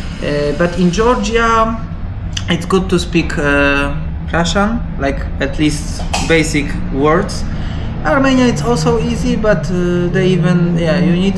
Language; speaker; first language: English; non-native, learner; Polish